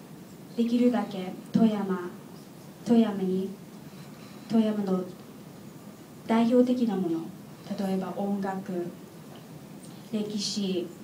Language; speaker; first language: Japanese; non-native, learner; English